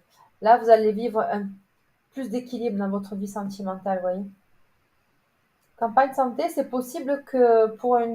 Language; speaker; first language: French; native; French